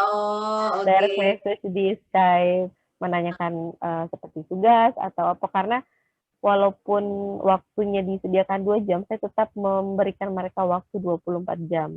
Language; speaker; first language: Indonesian; native; Indonesian